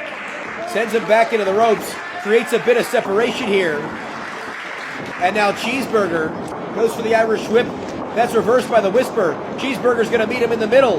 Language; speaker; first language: English; native; English